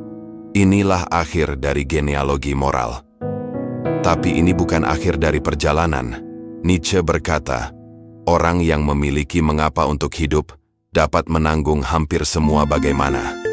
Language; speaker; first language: Indonesian; native; Indonesian